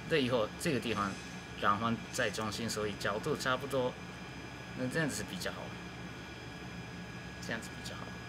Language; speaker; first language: Chinese; non-native, learner; Japanese